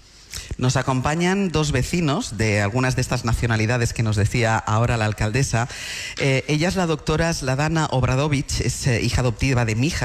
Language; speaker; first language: Spanish; native; Spanish